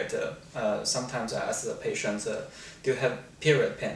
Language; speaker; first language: English; non-native, fluent; Chinese